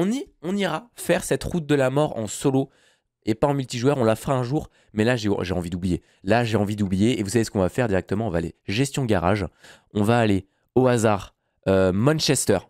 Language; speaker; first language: French; native; French